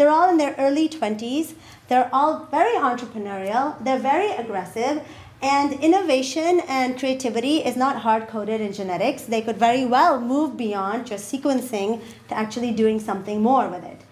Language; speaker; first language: English; non-native, local second language; Urdu